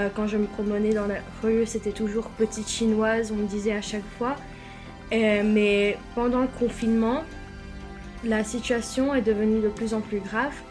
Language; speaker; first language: French; non-native, fluent; English